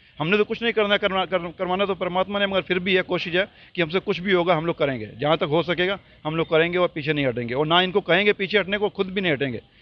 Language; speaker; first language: Hindi; non-native, local second language; Punjabi